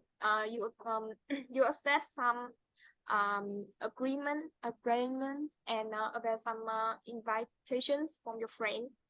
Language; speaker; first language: English; non-native, fluent; Vietnamese